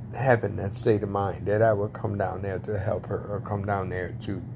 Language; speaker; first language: English; native; English